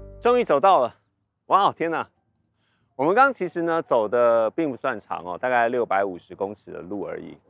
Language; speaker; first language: Chinese; native; Chinese